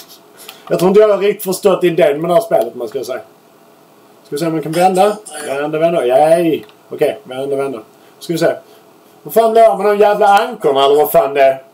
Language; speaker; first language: Swedish; native; Swedish